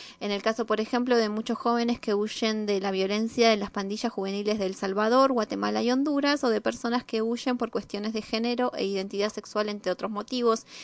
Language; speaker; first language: Spanish; native; Spanish